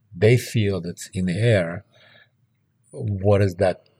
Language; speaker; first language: English; early bilingual, other home language; Russian